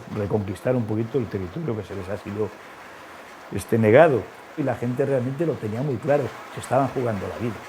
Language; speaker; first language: Spanish; native; Spanish